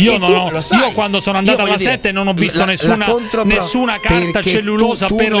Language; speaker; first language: Italian; native; Italian